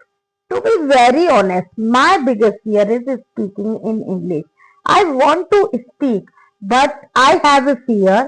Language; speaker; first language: English; non-native, learner; Hindi